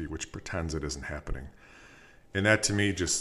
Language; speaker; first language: English; native; English